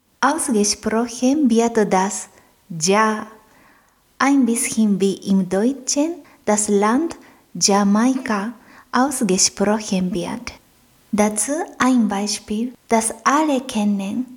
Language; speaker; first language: German; non-native, fluent; Japanese